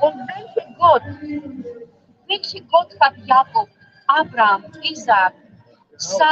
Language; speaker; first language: German; non-native, fluent; Greek